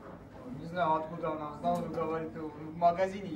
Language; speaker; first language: Russian; native; Russian